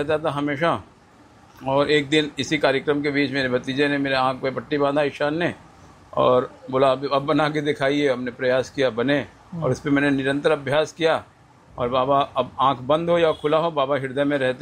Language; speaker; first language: Hindi; native; Hindi